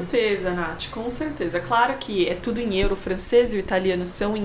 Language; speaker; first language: Portuguese; native; Portuguese